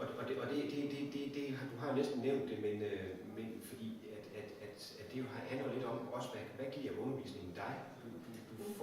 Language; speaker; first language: Danish; native; Danish